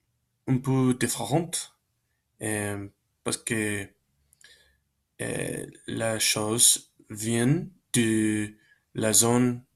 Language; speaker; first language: French; non-native, learner; Spanish